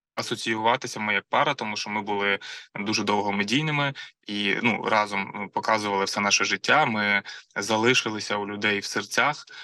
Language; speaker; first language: Ukrainian; non-native, local second language; Russian